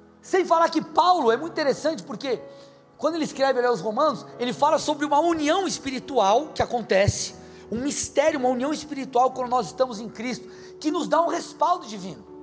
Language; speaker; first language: Portuguese; native; Portuguese